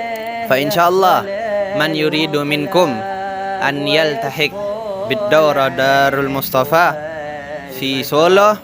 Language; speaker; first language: Arabic; non-native, learner; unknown